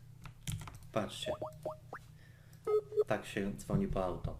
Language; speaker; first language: Polish; native; Polish